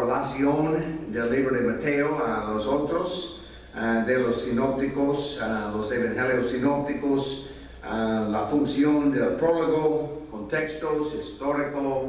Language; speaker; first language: Spanish; non-native, fluent; English